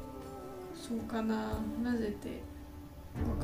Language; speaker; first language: Japanese; non-native, learner; Georgian